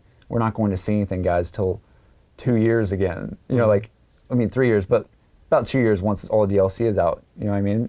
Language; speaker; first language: English; native; English